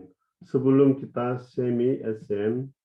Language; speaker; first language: Indonesian; non-native, fluent; Korean